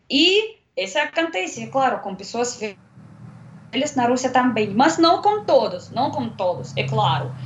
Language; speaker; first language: Portuguese; non-native, learner; Russian